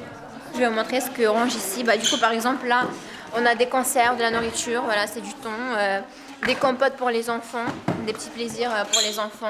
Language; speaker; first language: French; non-native, fluent; Ukrainian